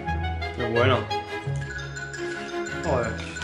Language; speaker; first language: Spanish; native; Spanish